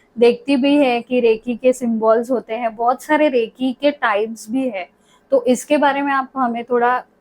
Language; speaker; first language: Hindi; non-native, local second language; Marathi